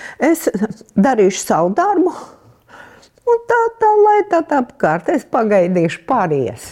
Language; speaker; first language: Latvian; non-native, local second language; Russian